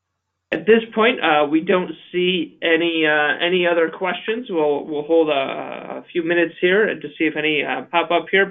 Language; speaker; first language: English; native; English